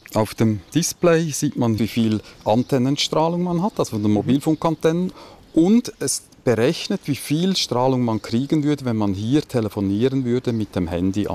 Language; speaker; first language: German; native; German